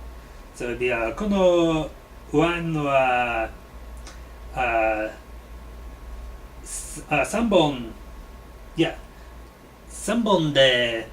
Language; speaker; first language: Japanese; non-native, learner; English